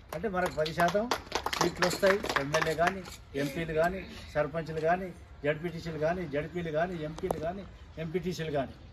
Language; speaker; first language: Telugu; non-native, local second language; Lambadi